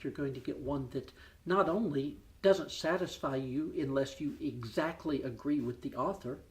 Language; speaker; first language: English; native; English